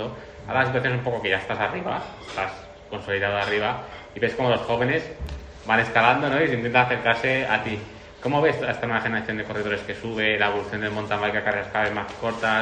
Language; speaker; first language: Spanish; native; Spanish